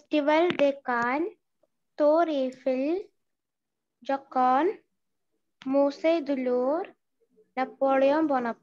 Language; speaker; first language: French; non-native, learner; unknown